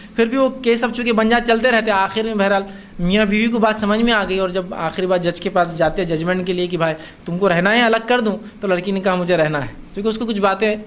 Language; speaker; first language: Urdu; native; Urdu